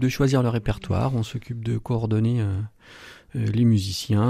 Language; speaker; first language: French; native; French